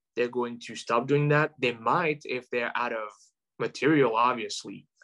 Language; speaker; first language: English; non-native, fluent; French